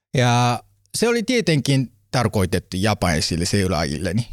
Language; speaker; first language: Finnish; non-native, learner; Japanese